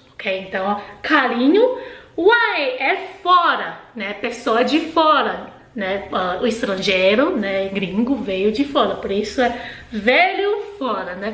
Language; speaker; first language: Portuguese; non-native, fluent; Chinese